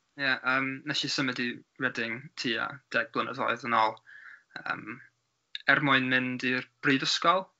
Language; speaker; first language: Welsh; non-native, learner; English